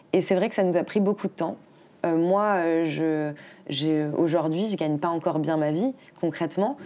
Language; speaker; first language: French; native; French